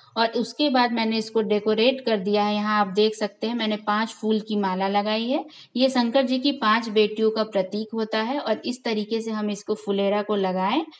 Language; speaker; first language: Hindi; native; Hindi